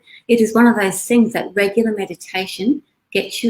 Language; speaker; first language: English; native; English